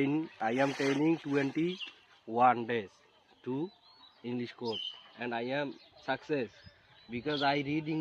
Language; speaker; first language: English; non-native, learner; Bangla